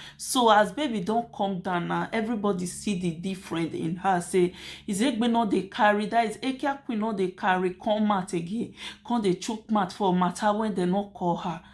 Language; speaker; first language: Nigerian Pidgin; native; Nigerian Pidgin